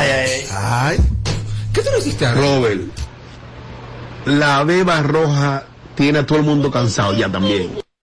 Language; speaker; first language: Spanish; native; Spanish